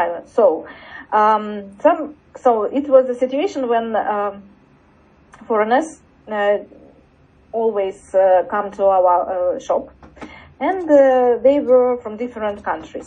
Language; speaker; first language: English; non-native, learner; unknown